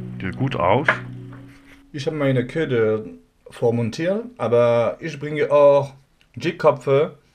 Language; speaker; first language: German; non-native, learner; French